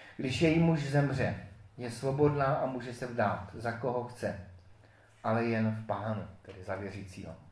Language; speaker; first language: Czech; native; Czech